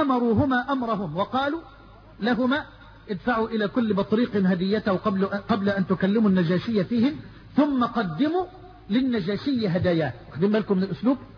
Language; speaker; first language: Arabic; native; Arabic